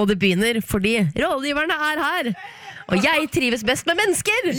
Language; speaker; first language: Norwegian; native; Norwegian